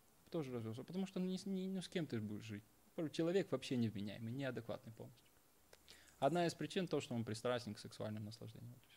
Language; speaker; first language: Russian; native; Russian